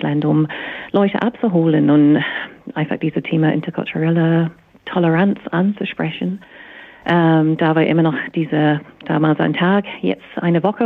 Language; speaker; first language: German; non-native, fluent; English